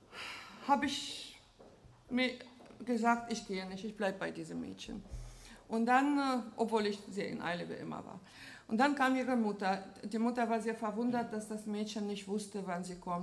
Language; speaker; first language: German; non-native, fluent; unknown